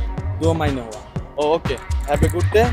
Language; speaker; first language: Hindi; non-native, learner; Bangla